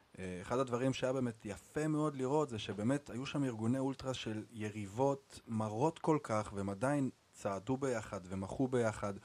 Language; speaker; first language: Hebrew; native; Hebrew